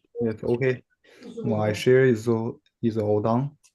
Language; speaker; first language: English; non-native, learner; Chinese